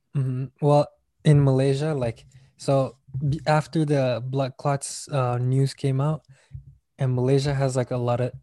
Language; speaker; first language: English; non-native, local second language; Malay